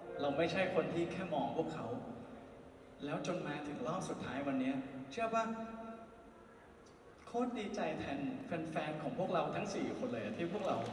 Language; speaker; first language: Thai; native; Thai